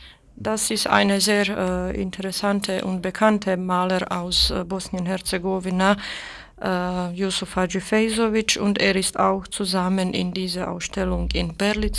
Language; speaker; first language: German; non-native, learner; Bosnian